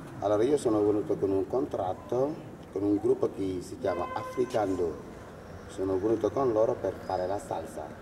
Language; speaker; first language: Italian; non-native, fluent; Wolof